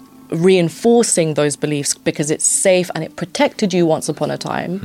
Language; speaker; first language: English; early bilingual, other home language; Albanian